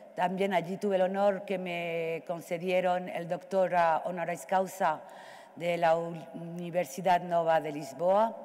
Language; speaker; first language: Spanish; non-native, fluent; Arabic